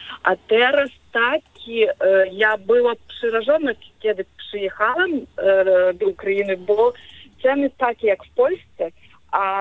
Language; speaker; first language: Polish; non-native, learner; Ukrainian